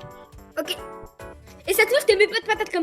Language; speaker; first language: French; native; French